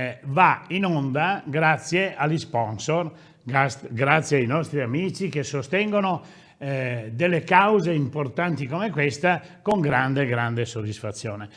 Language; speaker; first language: Italian; native; Italian